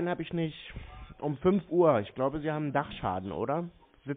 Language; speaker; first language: German; native; German